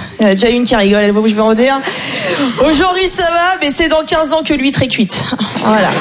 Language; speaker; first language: French; native; French